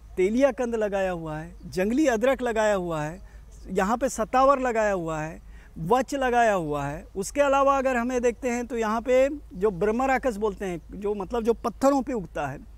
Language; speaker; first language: Hindi; native; Hindi